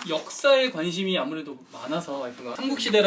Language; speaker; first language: Korean; native; Korean